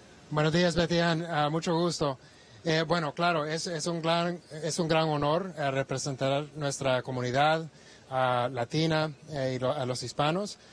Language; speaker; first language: Spanish; early bilingual, heritage; Spanish